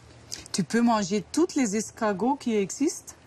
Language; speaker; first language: French; non-native, fluent; German